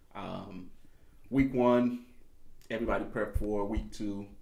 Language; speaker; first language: English; native; English